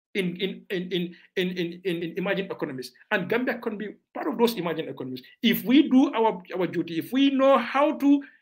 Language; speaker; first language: English; non-native, local second language; Mandingo